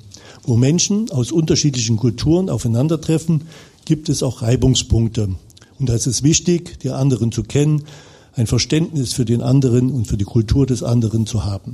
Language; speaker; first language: German; native; German